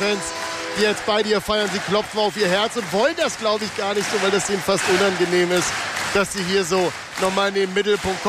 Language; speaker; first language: German; native; German